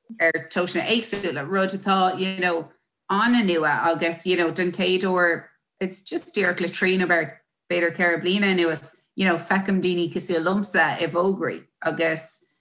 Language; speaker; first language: Irish; non-native, local second language; English